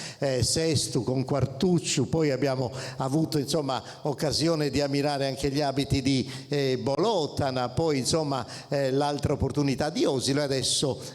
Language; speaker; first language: Italian; native; Italian